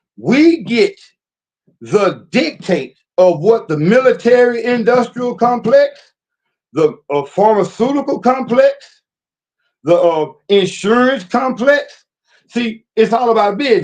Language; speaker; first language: English; native; English